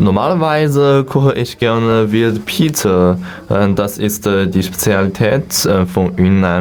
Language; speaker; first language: German; non-native, learner; Chinese